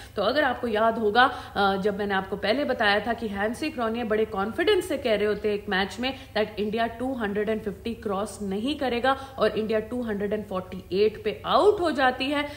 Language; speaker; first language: Hindi; native; Hindi